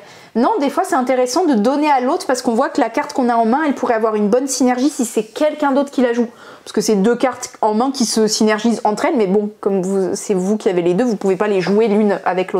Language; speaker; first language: French; native; French